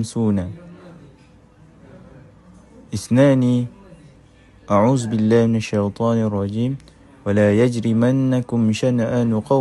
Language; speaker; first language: Arabic; non-native, learner; Malay